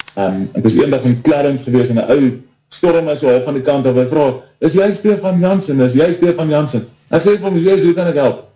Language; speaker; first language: Afrikaans; native; Afrikaans